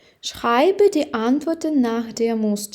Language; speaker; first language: German; non-native, fluent; Ukrainian